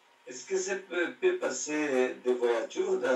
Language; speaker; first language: French; non-native, learner; Portuguese